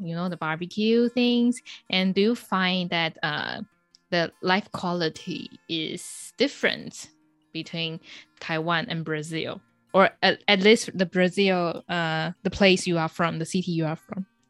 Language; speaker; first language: English; non-native, fluent; Chinese